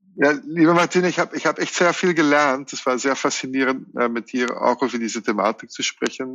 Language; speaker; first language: German; non-native, fluent; Dutch